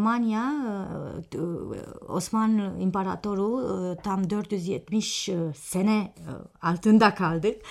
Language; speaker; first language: Turkish; non-native, fluent; Romanian